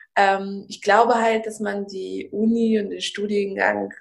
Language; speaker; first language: German; early bilingual, other home language; Russian